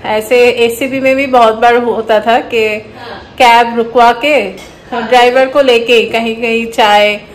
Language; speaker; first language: Hindi; non-native, local second language; Bangla